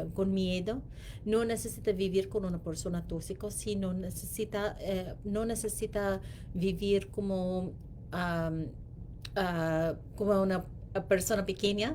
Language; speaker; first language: Spanish; non-native, learner; English